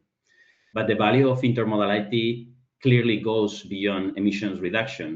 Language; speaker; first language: English; non-native, fluent; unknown